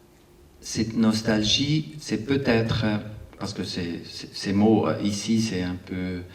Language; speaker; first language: French; non-native, local second language; Arabic